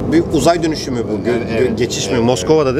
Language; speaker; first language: Turkish; native; Turkish